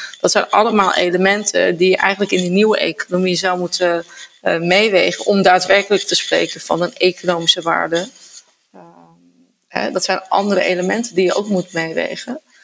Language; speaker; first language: Dutch; native; Dutch